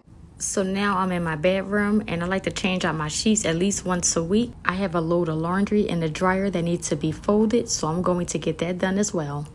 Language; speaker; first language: English; native; English